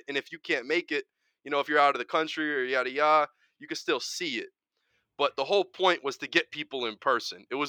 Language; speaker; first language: English; native; English